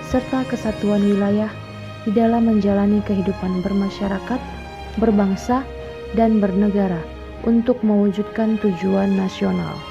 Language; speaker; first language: Indonesian; native; Indonesian